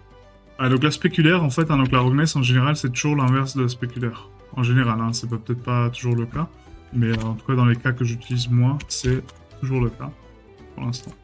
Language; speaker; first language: French; native; French